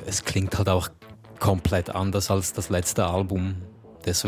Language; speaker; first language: German; native; German